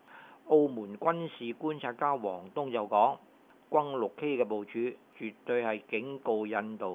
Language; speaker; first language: Chinese; non-native, local second language; Cantonese